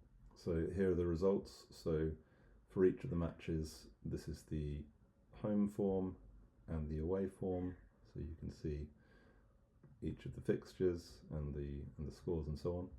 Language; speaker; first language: English; native; English